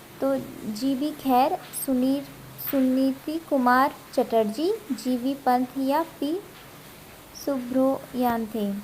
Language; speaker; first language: Hindi; native; Hindi